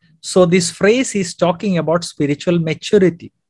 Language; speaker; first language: English; non-native, local second language; Malayalam